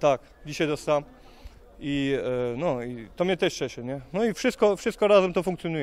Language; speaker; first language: Polish; early bilingual, heritage; Polish